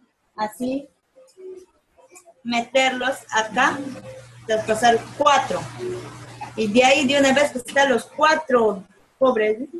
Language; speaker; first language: Spanish; native; Spanish